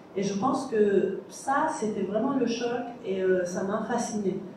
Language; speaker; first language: French; non-native, fluent; Persian